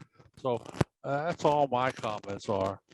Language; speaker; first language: English; native; English